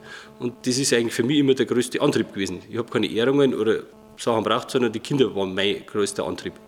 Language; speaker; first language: German; native; German